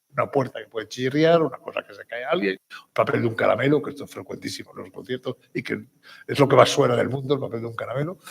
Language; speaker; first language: Spanish; native; Spanish